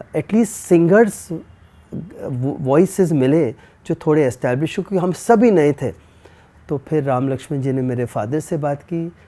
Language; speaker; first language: Hindi; native; Hindi